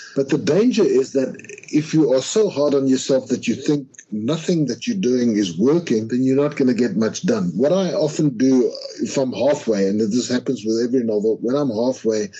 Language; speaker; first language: English; non-native, local second language; Afrikaans